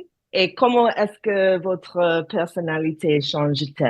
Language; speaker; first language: French; non-native, learner; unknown